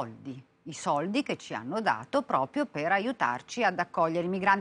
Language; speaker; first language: Italian; native; Italian